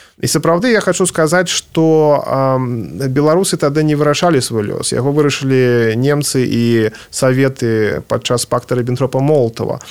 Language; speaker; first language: Belarusian; non-native, local second language; Russian